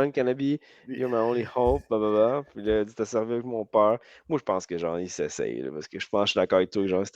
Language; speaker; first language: French; native; French